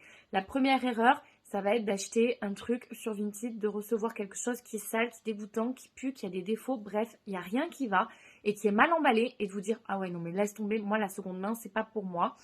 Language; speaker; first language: French; native; French